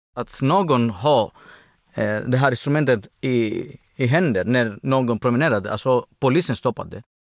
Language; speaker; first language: Swedish; non-native, fluent; Greek